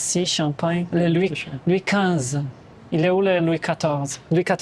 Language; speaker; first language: French; non-native, fluent; Portuguese